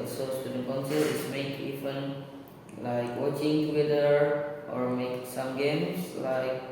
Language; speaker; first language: English; non-native, learner; Indonesian